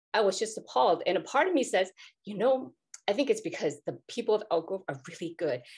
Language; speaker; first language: English; native; English